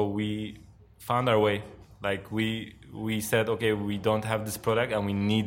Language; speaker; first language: English; non-native, fluent; Turkish